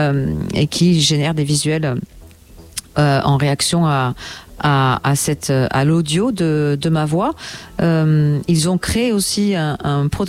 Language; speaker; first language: French; native; French